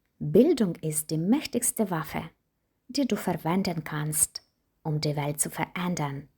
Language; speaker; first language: German; non-native, fluent; Ukrainian